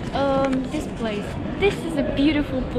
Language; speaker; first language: English; non-native, learner; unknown